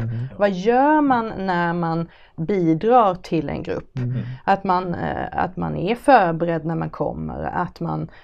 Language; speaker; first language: Swedish; native; Swedish